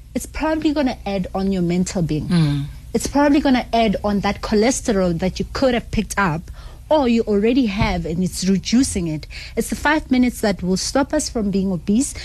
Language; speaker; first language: English; non-native, local second language; Zulu